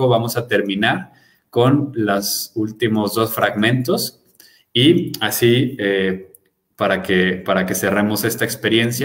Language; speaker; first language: Spanish; native; Spanish